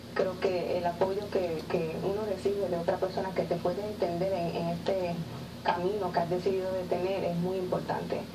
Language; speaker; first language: Spanish; early bilingual, heritage; Spanish